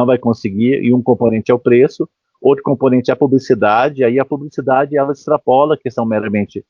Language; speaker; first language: Portuguese; native; Portuguese